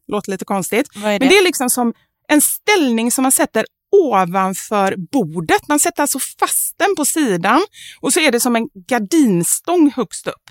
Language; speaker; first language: Swedish; native; Swedish